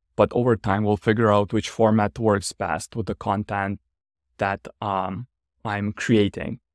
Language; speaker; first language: English; non-native, fluent; Ukrainian